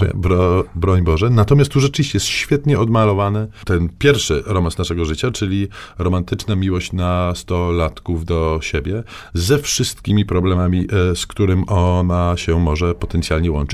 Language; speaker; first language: Polish; native; Polish